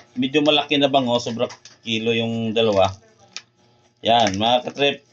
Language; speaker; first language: Filipino; non-native, local second language; Cebuano